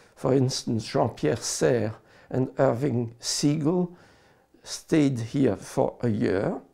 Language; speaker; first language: English; non-native, fluent; French